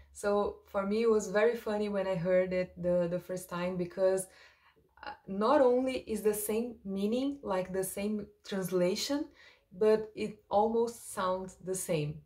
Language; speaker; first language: English; non-native, fluent; Portuguese